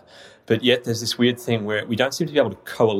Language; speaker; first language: English; native; English